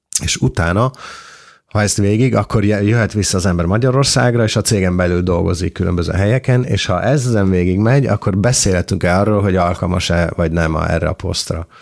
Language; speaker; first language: Hungarian; early bilingual, other home language; Italian